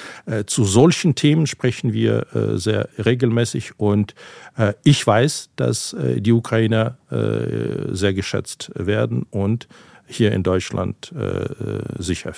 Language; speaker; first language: German; non-native, fluent; Ukrainian